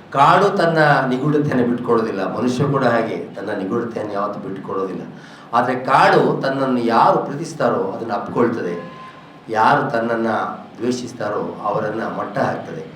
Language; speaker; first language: Kannada; native; Kannada